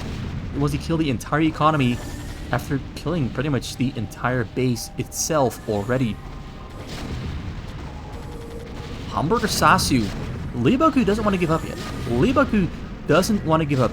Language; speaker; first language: English; native; English